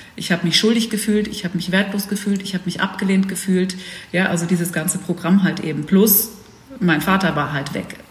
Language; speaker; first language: German; early bilingual, other home language; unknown